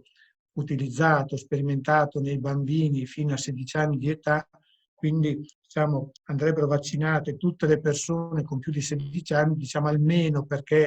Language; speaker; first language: Italian; native; Italian